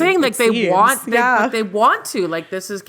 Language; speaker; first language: English; native; English